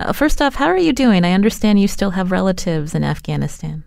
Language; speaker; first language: English; native; English